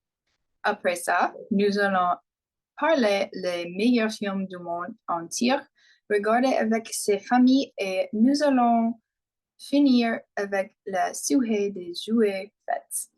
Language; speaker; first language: French; non-native, learner; English